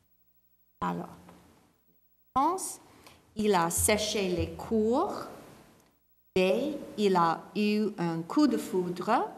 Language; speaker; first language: French; non-native, fluent; English